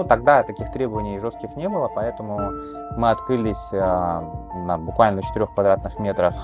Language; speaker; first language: Russian; native; Russian